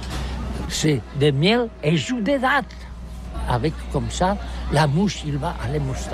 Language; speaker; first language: French; non-native, learner; Catalan